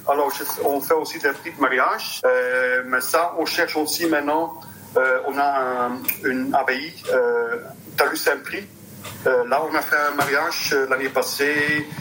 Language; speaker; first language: French; non-native, local second language; Dutch